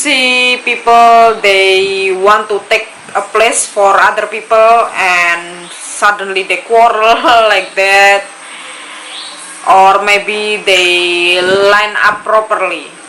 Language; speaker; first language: English; non-native, learner; Indonesian